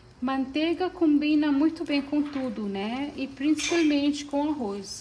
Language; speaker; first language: Portuguese; non-native, fluent; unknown